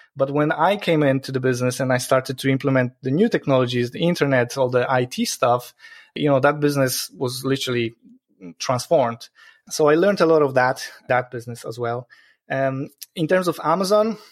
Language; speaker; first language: English; non-native, fluent; Polish